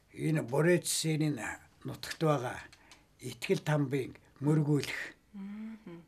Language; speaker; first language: Mongolian; native; Mongolian